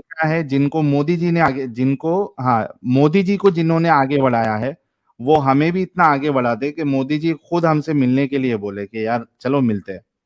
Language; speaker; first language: Hindi; native; Hindi